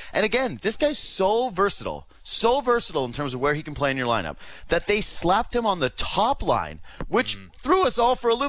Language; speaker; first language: English; native; English